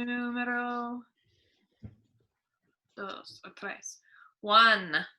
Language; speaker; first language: Spanish; non-native, fluent; English